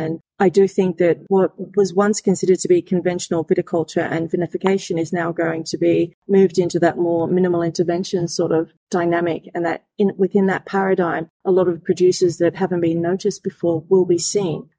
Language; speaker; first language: English; native; English